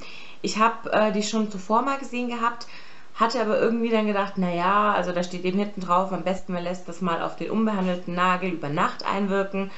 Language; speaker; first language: German; native; German